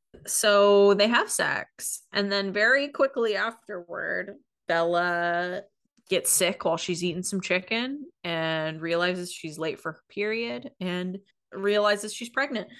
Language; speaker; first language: English; native; English